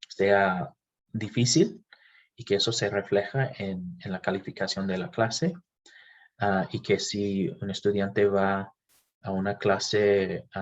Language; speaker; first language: Spanish; non-native, fluent; English